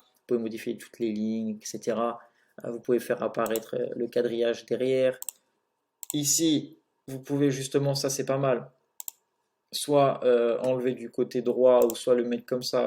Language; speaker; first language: French; native; French